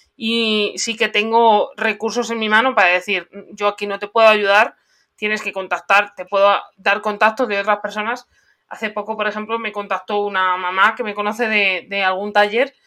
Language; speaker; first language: Spanish; native; Spanish